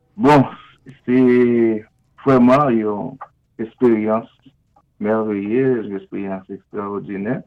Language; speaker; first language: French; non-native, local second language; Haitian Creole